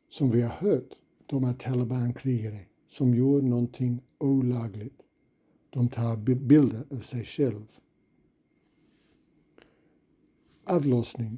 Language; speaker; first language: Swedish; non-native, fluent; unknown